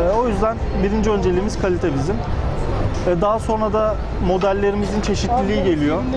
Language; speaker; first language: Turkish; early bilingual, heritage; Turkish